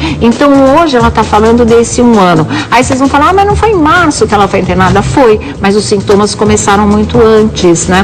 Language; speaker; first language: Portuguese; native; Portuguese